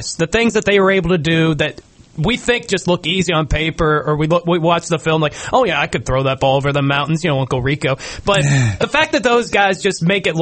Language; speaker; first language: English; native; English